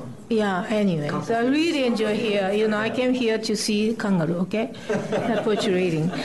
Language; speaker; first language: English; non-native, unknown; Japanese